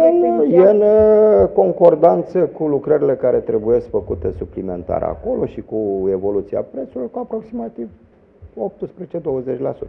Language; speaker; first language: Romanian; native; Romanian